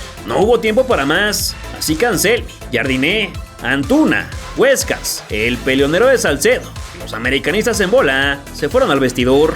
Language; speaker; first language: Spanish; native; Spanish